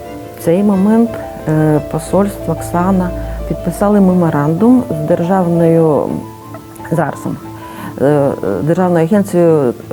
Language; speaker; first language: Ukrainian; native; Ukrainian